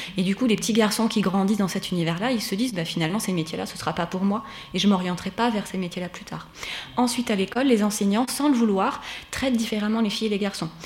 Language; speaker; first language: French; native; French